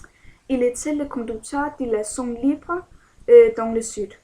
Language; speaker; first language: French; non-native, learner; Danish